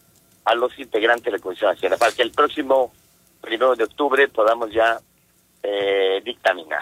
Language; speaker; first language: Spanish; native; Spanish